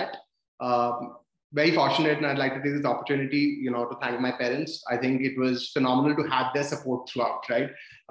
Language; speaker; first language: English; non-native, local second language; Hindi